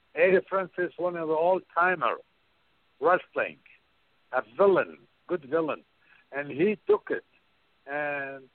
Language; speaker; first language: English; non-native, fluent; Arabic